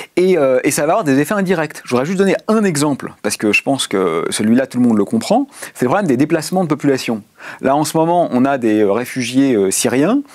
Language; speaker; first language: French; native; French